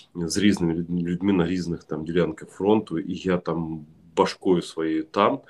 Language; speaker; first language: Ukrainian; non-native, local second language; Russian